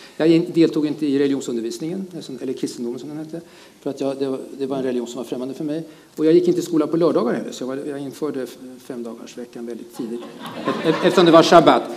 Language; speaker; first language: Swedish; early bilingual, other home language; German